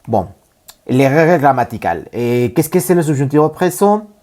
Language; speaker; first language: French; non-native, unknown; Spanish